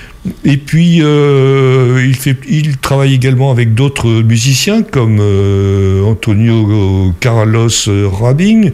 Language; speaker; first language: French; native; French